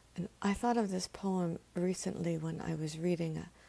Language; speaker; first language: English; native; English